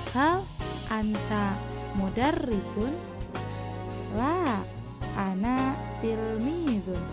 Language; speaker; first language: Arabic; non-native, fluent; Indonesian